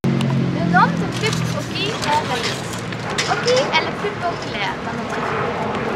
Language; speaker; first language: French; non-native, learner; Dutch